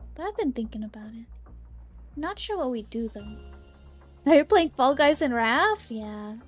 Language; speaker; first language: English; native; English